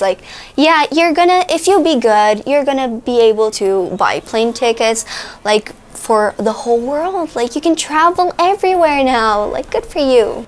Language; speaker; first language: English; non-native, fluent; Portuguese